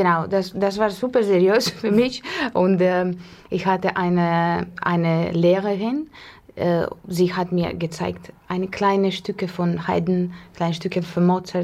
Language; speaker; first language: German; non-native, learner; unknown